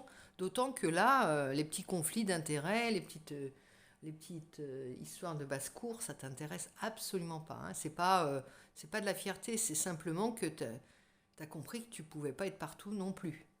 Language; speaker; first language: French; native; French